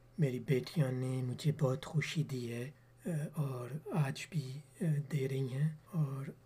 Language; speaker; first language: Urdu; early bilingual, heritage; Urdu